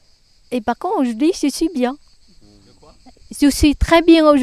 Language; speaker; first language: French; non-native, learner; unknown